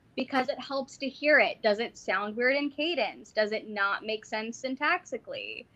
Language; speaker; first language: English; native; English